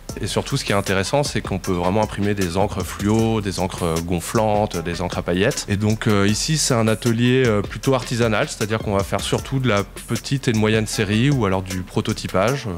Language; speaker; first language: French; native; French